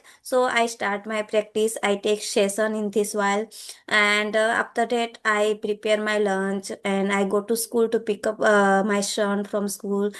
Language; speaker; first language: English; non-native, learner; Gujarati